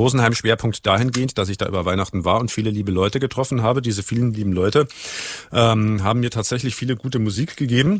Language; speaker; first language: German; native; German